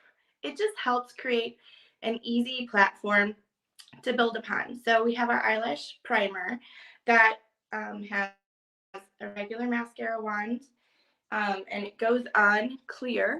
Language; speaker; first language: English; native; English